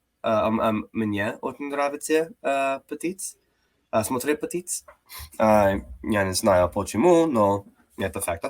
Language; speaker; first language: Russian; non-native, learner; English